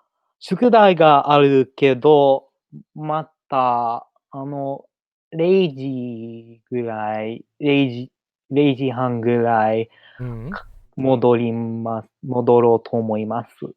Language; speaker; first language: Japanese; non-native, learner; English